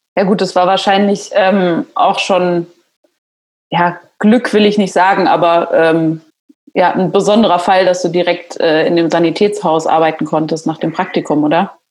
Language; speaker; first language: German; native; German